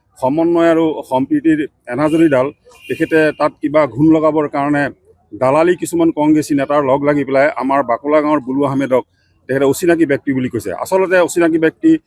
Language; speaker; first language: Assamese; native; Assamese